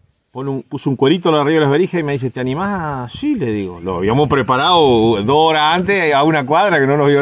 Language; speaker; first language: Spanish; native; Spanish